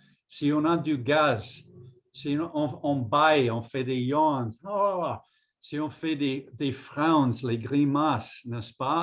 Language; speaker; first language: French; non-native, fluent; English